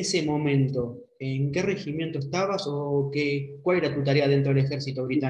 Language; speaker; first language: Spanish; native; Spanish